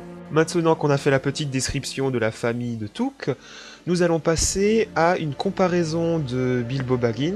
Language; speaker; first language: French; native; French